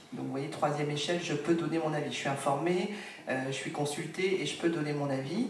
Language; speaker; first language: French; native; French